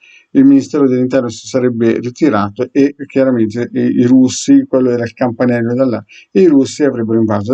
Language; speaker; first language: Italian; native; Italian